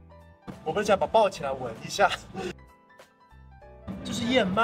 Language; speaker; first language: Chinese; native; Chinese